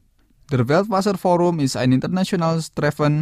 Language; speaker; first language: German; non-native, fluent; Indonesian